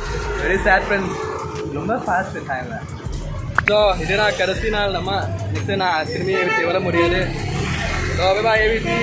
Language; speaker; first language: Tamil; native; Tamil